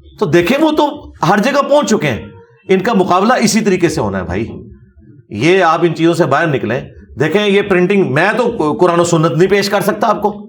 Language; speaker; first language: Urdu; native; Urdu